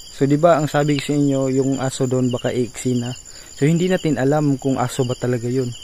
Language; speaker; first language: Filipino; non-native, local second language; Cebuano